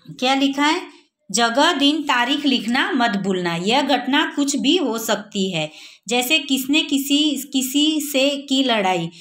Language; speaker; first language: Hindi; non-native, local second language; Gujarati